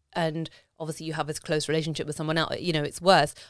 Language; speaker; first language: English; native; English